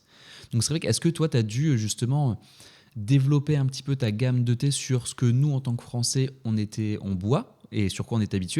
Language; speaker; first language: French; native; French